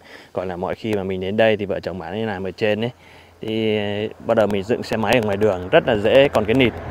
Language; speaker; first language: Vietnamese; native; Vietnamese